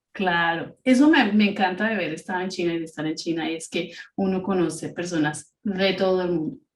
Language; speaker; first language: Spanish; native; Spanish